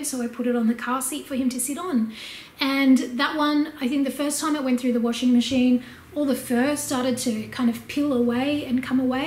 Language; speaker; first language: English; native; English